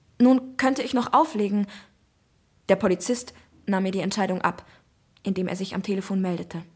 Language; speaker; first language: German; native; German